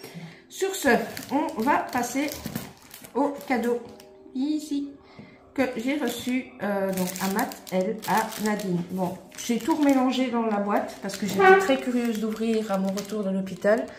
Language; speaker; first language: French; native; French